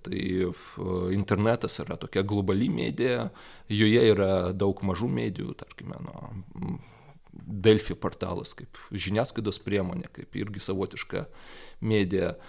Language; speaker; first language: Lithuanian; non-native, local second language; Russian